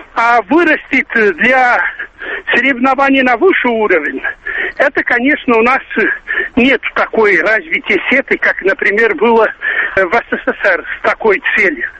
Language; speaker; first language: Russian; non-native, fluent; Portuguese